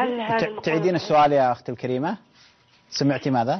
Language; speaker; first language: Arabic; native; Arabic